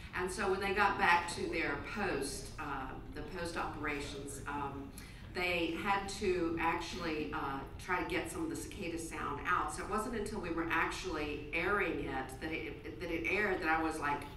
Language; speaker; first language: English; native; English